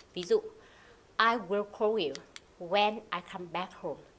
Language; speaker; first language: English; non-native, fluent; Vietnamese